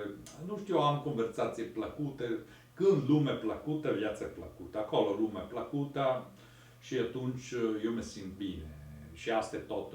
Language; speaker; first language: Romanian; non-native, learner; Italian